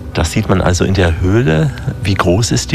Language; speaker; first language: German; native; German